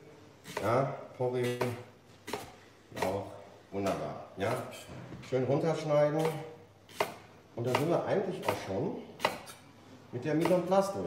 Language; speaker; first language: German; native; German